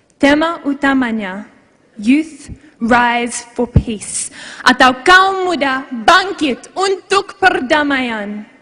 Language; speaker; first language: Malay; non-native, fluent; English